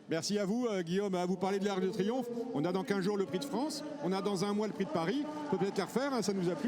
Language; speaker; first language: French; native; French